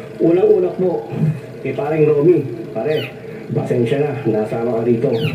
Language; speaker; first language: Filipino; non-native, local second language; Cebuano